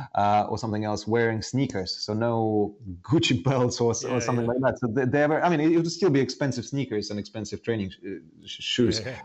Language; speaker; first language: English; non-native, fluent; Estonian